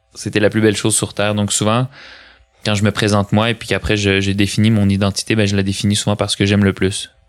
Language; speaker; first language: French; early bilingual, other home language; Arabic